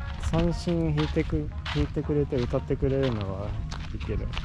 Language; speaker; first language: Japanese; non-native, fluent; Swedish